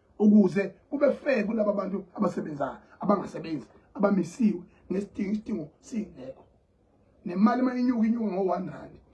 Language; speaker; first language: Zulu; native; Zulu